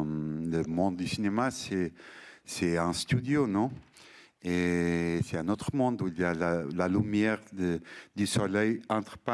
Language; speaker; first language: French; non-native, fluent; Portuguese